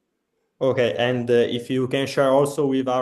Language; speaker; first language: English; non-native, fluent; Italian